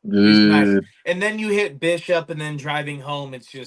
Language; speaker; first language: English; native; English